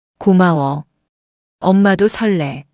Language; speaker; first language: Korean; native; Korean